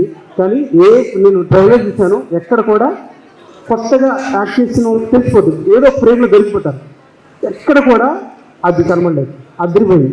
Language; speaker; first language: Telugu; native; Telugu